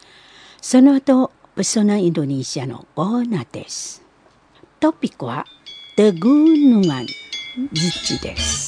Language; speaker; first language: Japanese; non-native, learner; Indonesian